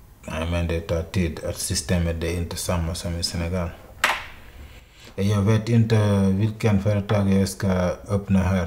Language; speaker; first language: Swedish; non-native, learner; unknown